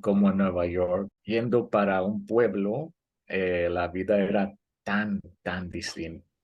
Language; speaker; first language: Spanish; early bilingual, heritage; Spanish